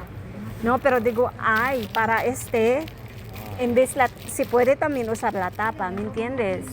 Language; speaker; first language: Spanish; non-native, learner; Filipino